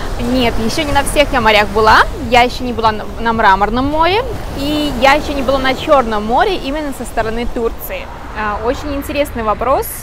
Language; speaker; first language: Russian; native; Russian